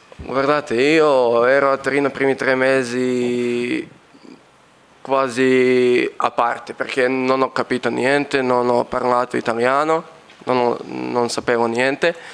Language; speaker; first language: Italian; non-native, learner; Serbian